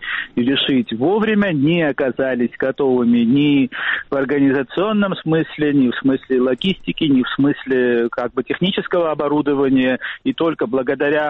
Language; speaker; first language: Russian; non-native, fluent; Georgian